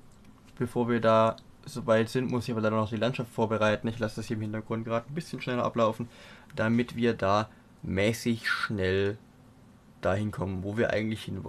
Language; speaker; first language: German; native; German